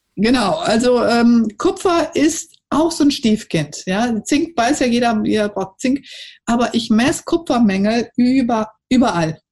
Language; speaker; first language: German; native; German